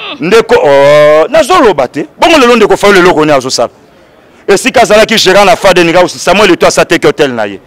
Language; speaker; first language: Lingala; native; Lingala